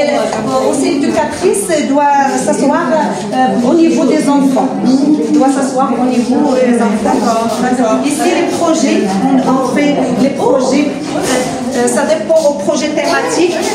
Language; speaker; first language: French; non-native, local second language; Arabic